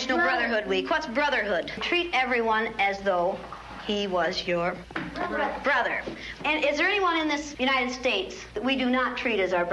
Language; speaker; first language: English; native; English